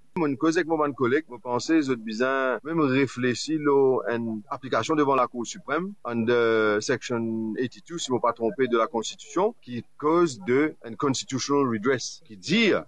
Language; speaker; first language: French; non-native, local second language; Morisyen